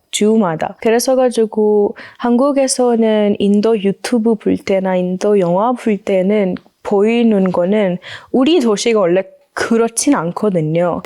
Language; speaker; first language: Korean; non-native, fluent; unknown